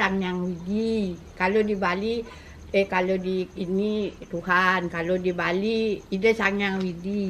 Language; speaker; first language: Indonesian; non-native, local second language; Balinese